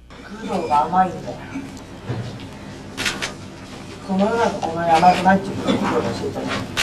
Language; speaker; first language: Japanese; native; Japanese